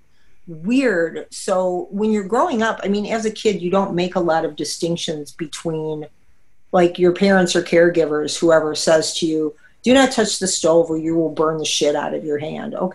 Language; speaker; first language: English; native; English